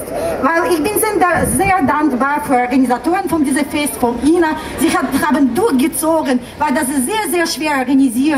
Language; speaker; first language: German; non-native, learner; Russian